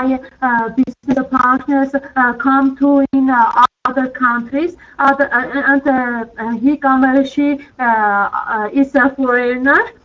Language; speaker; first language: English; non-native, learner; Armenian